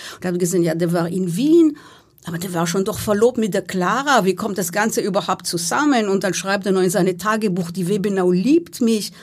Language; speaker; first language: German; non-native, fluent; Hebrew